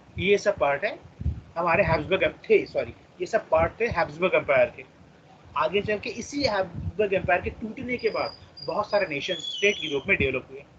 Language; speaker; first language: Hindi; non-native, local second language; Marathi